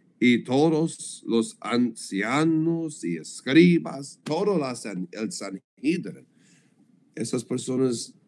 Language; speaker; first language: Spanish; non-native, learner; English